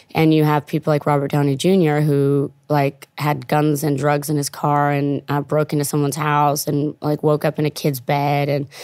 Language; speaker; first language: English; non-native, fluent; Italian